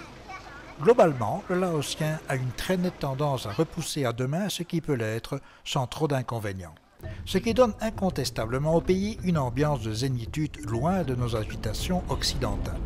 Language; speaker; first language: French; native; French